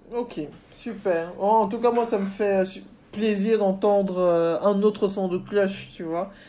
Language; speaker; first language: French; native; French